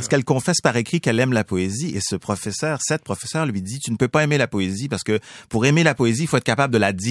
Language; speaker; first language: French; native; French